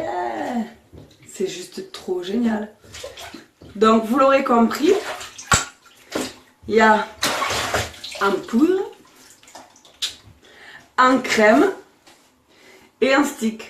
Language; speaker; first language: French; native; French